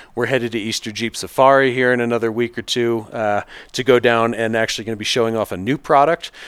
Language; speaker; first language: English; native; English